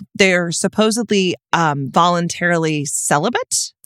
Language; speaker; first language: English; native; English